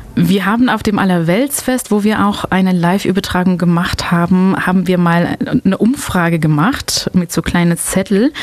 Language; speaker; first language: German; non-native, fluent; Dutch